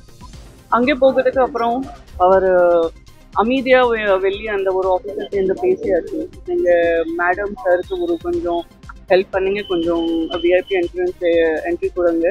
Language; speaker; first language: Tamil; non-native, fluent; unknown